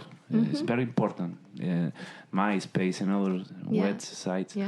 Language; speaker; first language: English; non-native, learner; Spanish